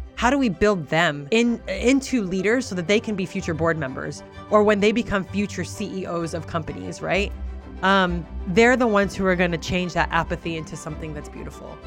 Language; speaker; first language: English; early bilingual, other home language; Spanish